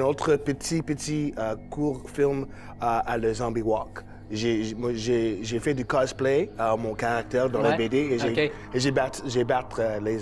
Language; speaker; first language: French; non-native, learner; English